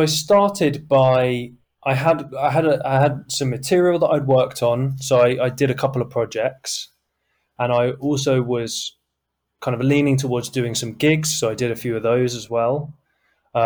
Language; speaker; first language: English; native; English